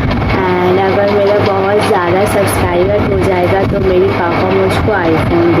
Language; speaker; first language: Hindi; non-native, local second language; Bangla